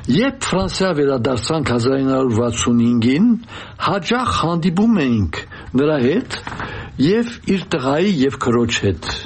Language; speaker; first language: Armenian; early bilingual, heritage; Armenian